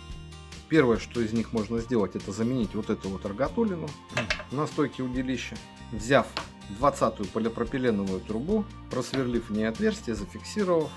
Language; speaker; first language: Russian; native; Russian